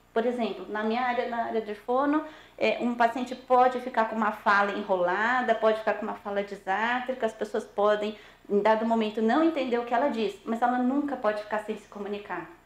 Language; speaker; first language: Portuguese; native; Portuguese